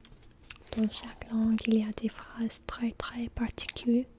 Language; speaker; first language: French; non-native, learner; English